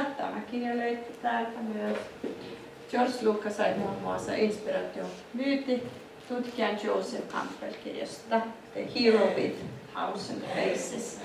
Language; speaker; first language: Finnish; non-native, fluent; Icelandic